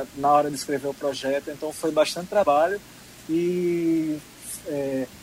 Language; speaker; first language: Portuguese; native; Portuguese